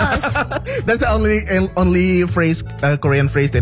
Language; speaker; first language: English; non-native, fluent; Indonesian